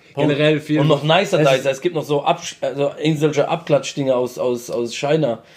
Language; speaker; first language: German; native; German